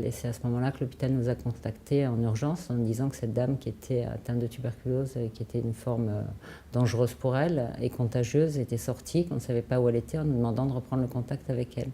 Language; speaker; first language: French; native; French